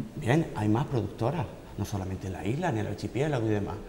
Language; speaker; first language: Spanish; native; Spanish